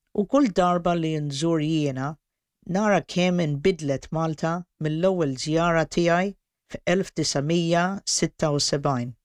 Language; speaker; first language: Maltese; native; Maltese